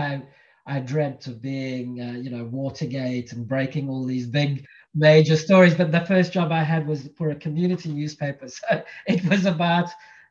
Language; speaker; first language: English; native; English